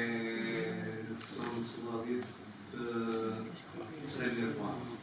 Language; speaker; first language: Italian; non-native, fluent; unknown